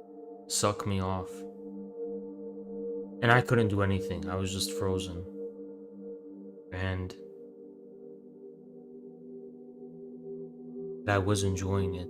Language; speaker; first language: English; native; English